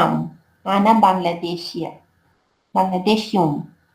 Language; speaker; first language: Arabic; non-native, learner; Bangla